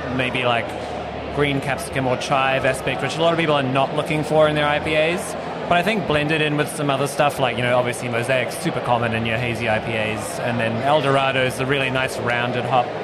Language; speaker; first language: English; native; English